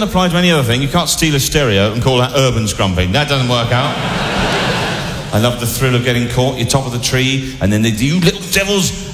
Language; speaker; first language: English; native; English